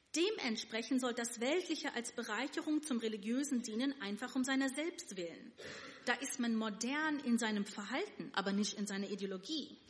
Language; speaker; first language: German; non-native, fluent; Yiddish